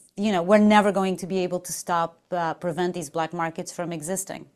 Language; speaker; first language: English; non-native, fluent; Portuguese